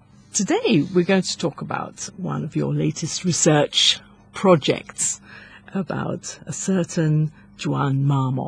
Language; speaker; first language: English; non-native, local second language; Maltese